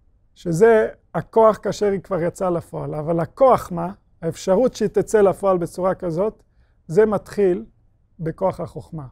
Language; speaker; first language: Hebrew; non-native, fluent; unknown